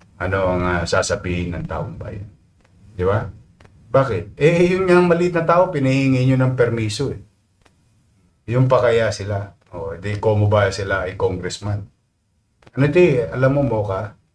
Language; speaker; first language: Filipino; native; Filipino